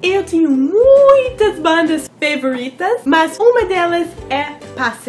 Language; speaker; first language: Portuguese; non-native, fluent; English